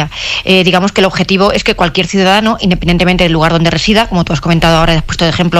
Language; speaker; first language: Spanish; native; Spanish